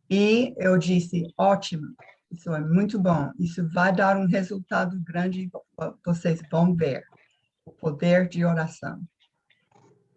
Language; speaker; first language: Portuguese; non-native, fluent; English